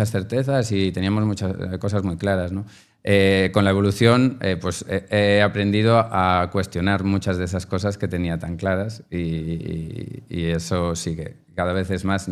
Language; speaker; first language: Spanish; native; Spanish